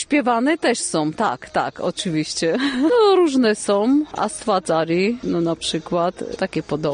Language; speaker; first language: Polish; non-native, fluent; Armenian